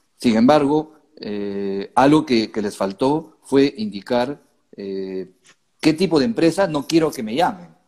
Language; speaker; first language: Spanish; native; Spanish